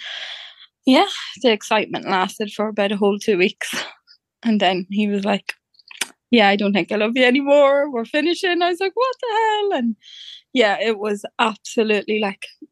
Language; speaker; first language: English; native; English